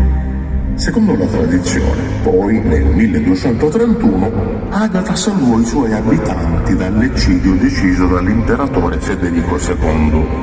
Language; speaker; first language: Italian; native; Italian